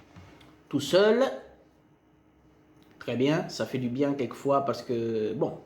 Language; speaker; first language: French; non-native, fluent; Italian